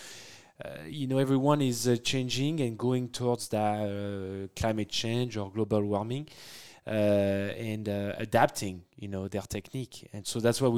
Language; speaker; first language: English; non-native, fluent; French